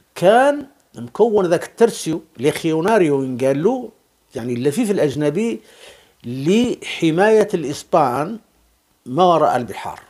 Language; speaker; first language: Arabic; native; Arabic